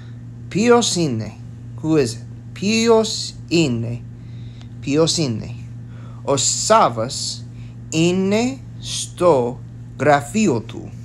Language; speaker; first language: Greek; non-native, learner; English